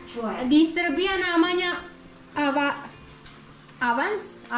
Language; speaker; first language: Indonesian; non-native, learner; Serbian